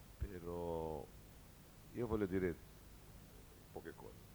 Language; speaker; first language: Italian; non-native, learner; Portuguese